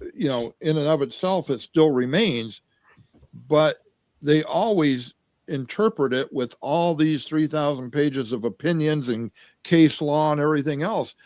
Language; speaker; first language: English; native; English